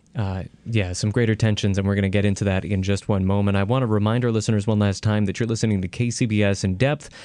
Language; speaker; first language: English; native; English